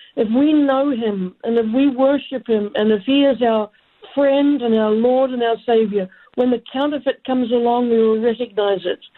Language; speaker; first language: English; native; English